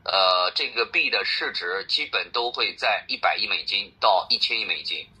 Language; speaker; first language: Chinese; native; Chinese